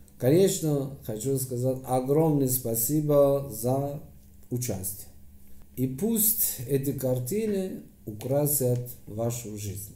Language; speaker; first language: Russian; non-native, fluent; Persian